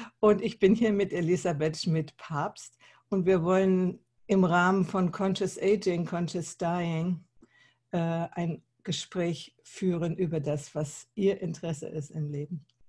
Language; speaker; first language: German; native; German